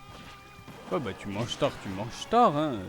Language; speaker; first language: French; native; French